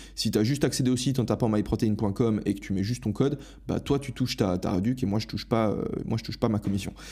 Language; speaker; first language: French; native; French